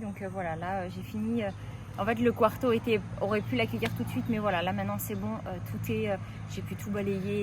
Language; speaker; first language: French; native; French